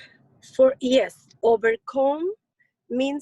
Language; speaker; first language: English; non-native, learner; Spanish